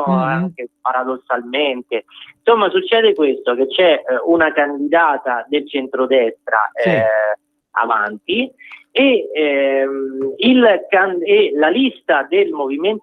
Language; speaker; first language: Italian; native; Italian